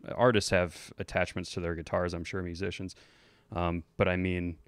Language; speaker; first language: English; native; English